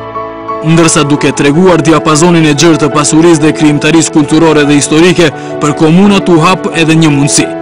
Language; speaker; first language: Albanian; native; Albanian